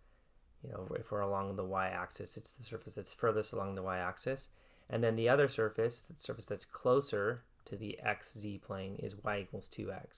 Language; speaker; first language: English; native; English